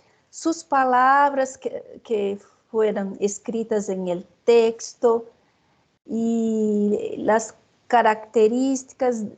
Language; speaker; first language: Spanish; non-native, fluent; Portuguese